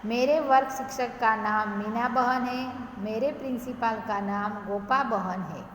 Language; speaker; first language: Hindi; non-native, local second language; Gujarati